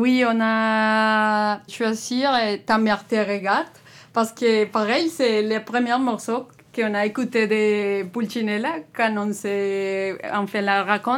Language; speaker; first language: French; non-native, learner; Spanish